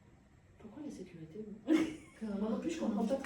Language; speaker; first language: French; native; French